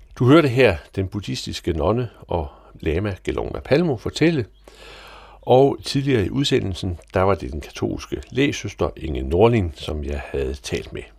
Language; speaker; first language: Danish; native; Danish